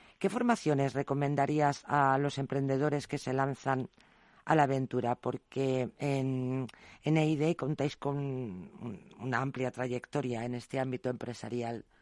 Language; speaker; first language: Spanish; native; Spanish